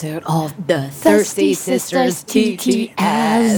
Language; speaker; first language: English; non-native, local second language; Chinese